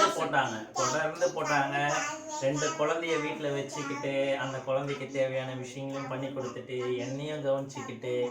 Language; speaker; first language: Tamil; native; Tamil